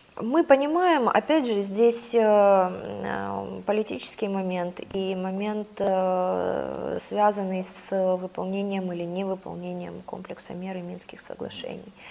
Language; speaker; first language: Russian; native; Russian